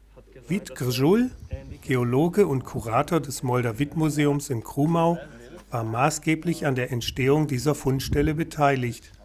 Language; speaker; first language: German; native; German